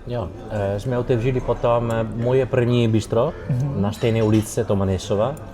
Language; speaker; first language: Czech; non-native, learner; Italian